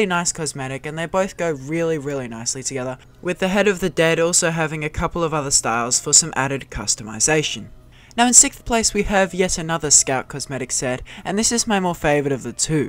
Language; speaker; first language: English; native; English